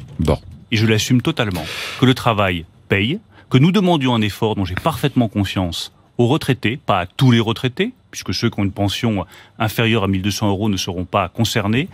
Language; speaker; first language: French; native; French